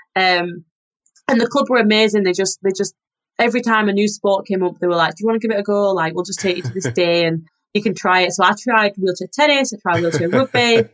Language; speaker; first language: English; native; English